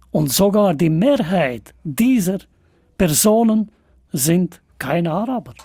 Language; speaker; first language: German; non-native, fluent; Albanian